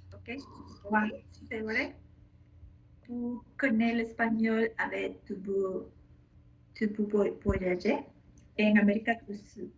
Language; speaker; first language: French; non-native, learner; Spanish